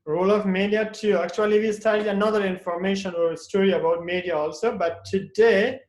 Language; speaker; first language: English; non-native, fluent; Persian